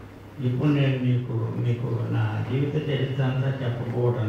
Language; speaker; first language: Telugu; native; Telugu